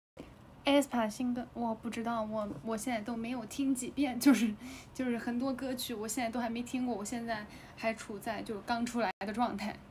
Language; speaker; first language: Chinese; native; Chinese